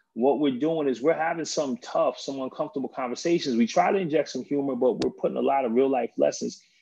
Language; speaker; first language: English; native; English